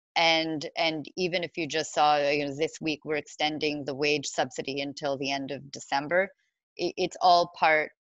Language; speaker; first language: English; native; English